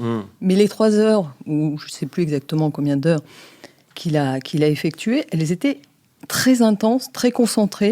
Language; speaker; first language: French; native; French